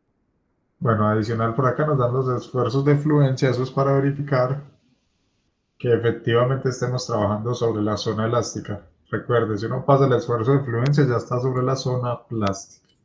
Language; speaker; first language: Spanish; native; Spanish